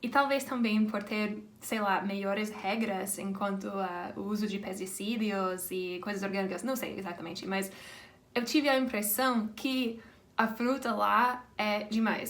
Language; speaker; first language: Portuguese; non-native, fluent; English